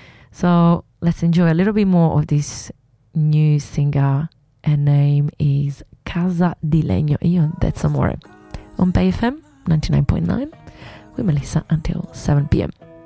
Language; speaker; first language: English; non-native, fluent; Italian